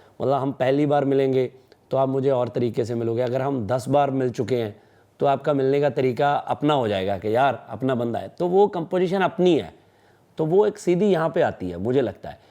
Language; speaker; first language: Hindi; non-native, local second language; Punjabi